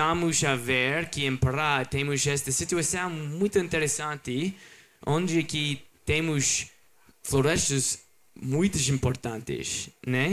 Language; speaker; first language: Portuguese; non-native, learner; English